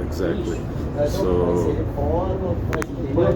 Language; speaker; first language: English; non-native, fluent; Portuguese